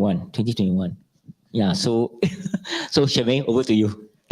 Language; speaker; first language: English; non-native, local second language; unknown